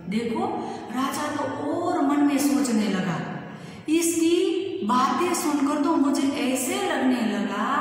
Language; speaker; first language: Hindi; non-native, local second language; Gujarati